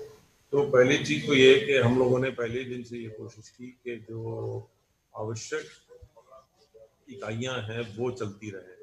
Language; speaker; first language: Hindi; native; Hindi